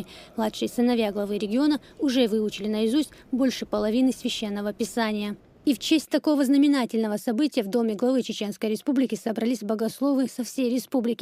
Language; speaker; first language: Russian; native; Russian